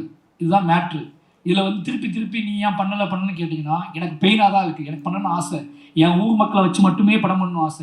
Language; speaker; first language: Tamil; native; Tamil